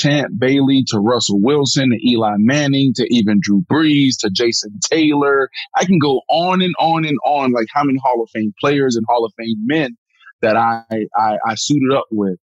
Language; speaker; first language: English; native; English